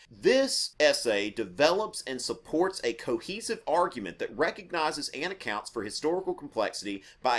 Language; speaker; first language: English; native; English